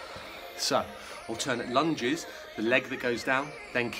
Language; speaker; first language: English; native; English